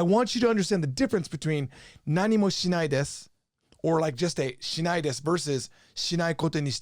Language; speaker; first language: Japanese; non-native, fluent; English